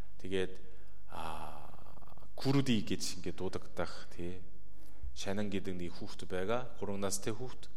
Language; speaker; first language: Mongolian; non-native, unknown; Korean